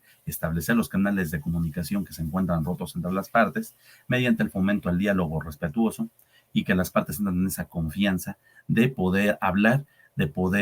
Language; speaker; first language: Spanish; native; Spanish